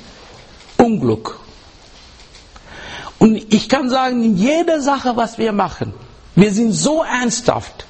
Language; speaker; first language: German; non-native, learner; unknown